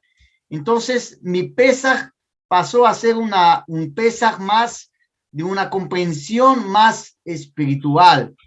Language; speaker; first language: Spanish; non-native, fluent; Portuguese